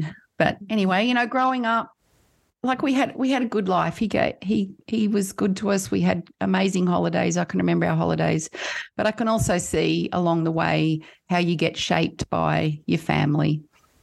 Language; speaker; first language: English; native; English